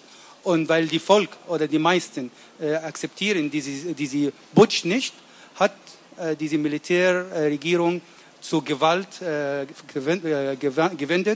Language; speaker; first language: German; non-native, learner; Arabic